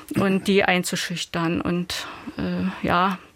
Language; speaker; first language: German; native; German